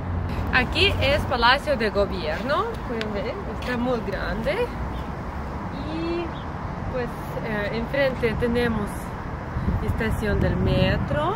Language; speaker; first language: Spanish; non-native, learner; Russian